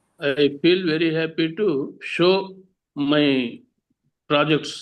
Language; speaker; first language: English; non-native, learner; Telugu